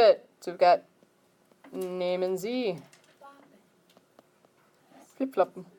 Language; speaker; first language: German; non-native, fluent; English